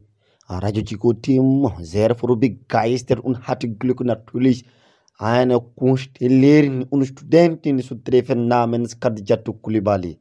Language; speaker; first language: German; non-native, learner; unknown